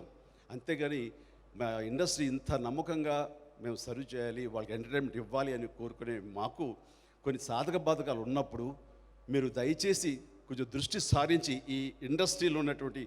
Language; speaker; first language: Telugu; native; Telugu